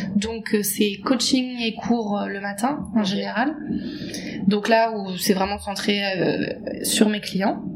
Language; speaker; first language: French; native; French